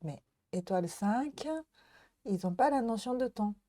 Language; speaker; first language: French; non-native, learner; Japanese